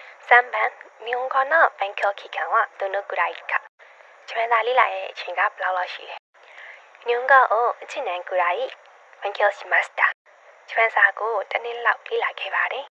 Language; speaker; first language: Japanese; non-native, learner; Burmese